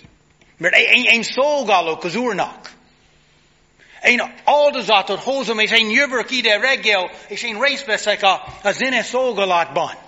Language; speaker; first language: Hungarian; non-native, fluent; English